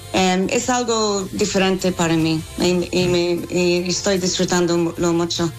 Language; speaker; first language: Spanish; non-native, fluent; English